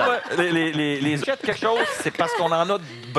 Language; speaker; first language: French; native; French